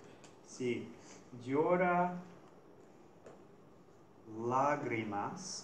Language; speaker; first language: Spanish; non-native, fluent; English